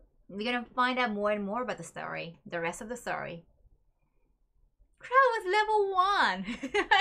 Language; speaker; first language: English; non-native, fluent; Japanese